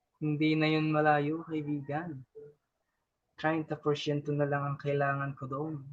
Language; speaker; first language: Filipino; non-native, local second language; Waray